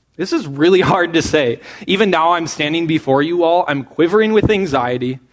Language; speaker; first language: English; native; English